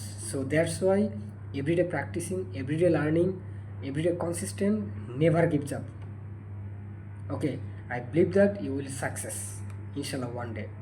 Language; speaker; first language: English; non-native, learner; Bangla